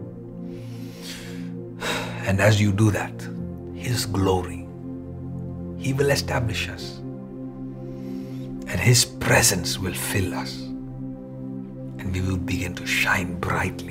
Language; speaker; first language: English; non-native, local second language; Malayalam